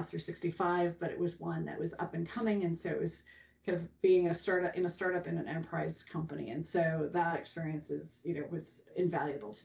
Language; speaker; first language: English; native; English